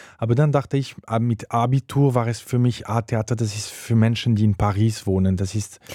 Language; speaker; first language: German; non-native, local second language; French